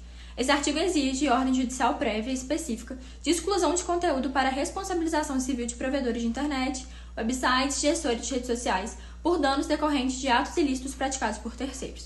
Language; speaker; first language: Portuguese; native; Portuguese